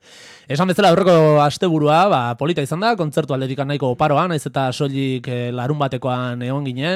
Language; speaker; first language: Basque; native; Basque